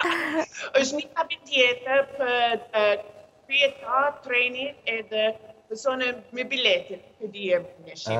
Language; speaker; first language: Albanian; non-native, learner; English